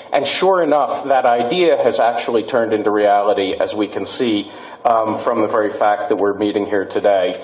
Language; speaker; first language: English; native; English